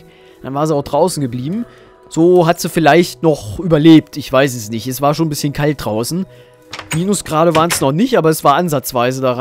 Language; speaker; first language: German; native; German